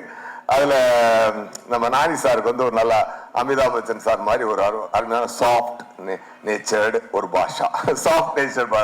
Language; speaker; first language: Tamil; native; Tamil